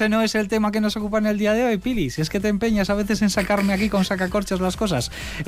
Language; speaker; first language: Spanish; native; Spanish